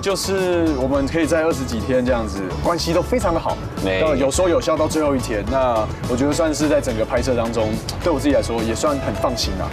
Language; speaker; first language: Chinese; native; Chinese